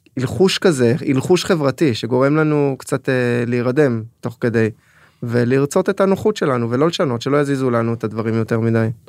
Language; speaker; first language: Hebrew; early bilingual, other home language; French